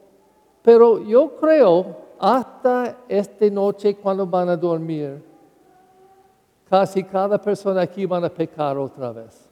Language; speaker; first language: Spanish; non-native, learner; English